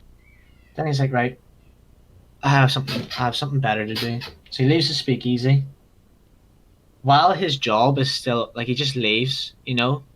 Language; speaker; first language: English; native; English